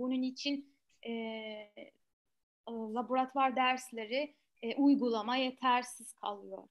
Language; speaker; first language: Turkish; non-native, fluent; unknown